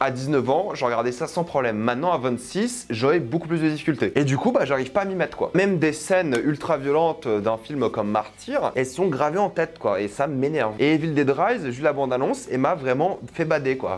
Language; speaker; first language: French; native; French